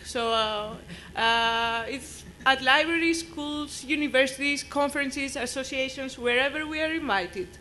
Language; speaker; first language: English; non-native, fluent; Greek